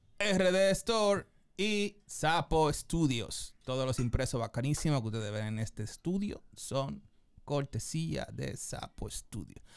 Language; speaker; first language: Spanish; native; Spanish